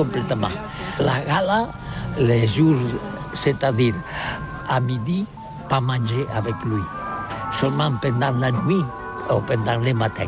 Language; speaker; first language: French; non-native, learner; Catalan